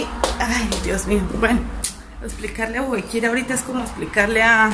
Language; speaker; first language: Spanish; native; Spanish